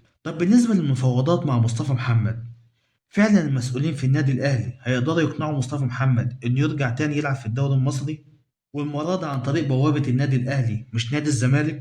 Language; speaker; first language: Arabic; native; Arabic